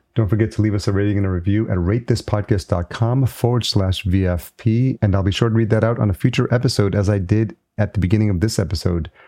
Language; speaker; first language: English; native; English